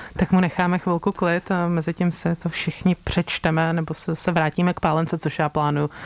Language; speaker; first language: Czech; native; Czech